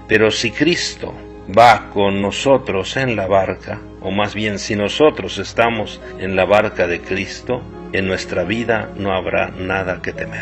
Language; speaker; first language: Spanish; native; Spanish